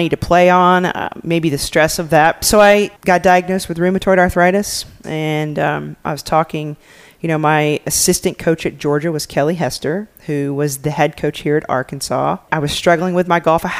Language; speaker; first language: English; native; English